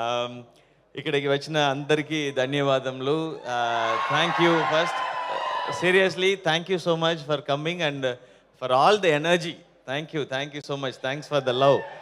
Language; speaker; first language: Telugu; non-native, learner; Tamil